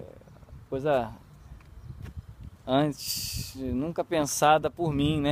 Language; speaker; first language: Portuguese; native; Portuguese